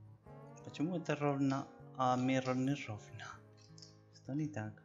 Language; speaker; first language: Russian; non-native, learner; Spanish